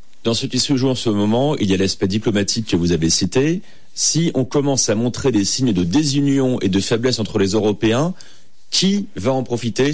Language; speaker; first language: French; native; French